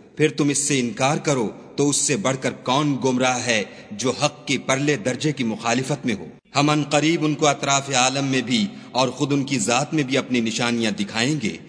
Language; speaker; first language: Urdu; native; Urdu